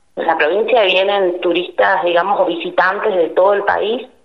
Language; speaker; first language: Spanish; native; Spanish